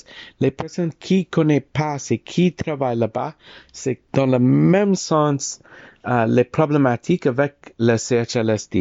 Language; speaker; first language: French; non-native, learner; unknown